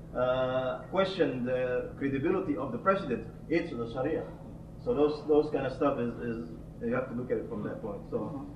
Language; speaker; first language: English; non-native, fluent; Indonesian